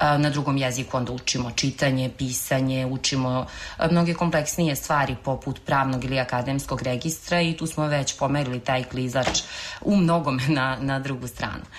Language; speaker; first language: Serbian; native; Serbian